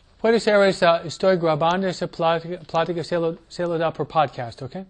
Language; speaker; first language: Spanish; non-native, fluent; English